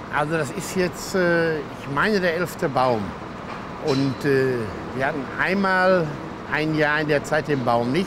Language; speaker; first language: German; native; German